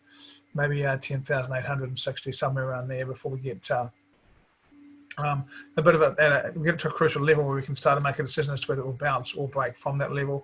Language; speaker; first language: English; native; English